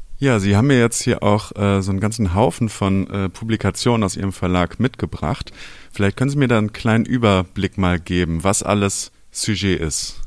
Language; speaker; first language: German; native; German